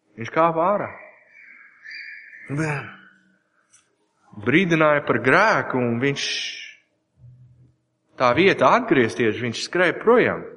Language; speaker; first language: Latvian; non-native, learner; English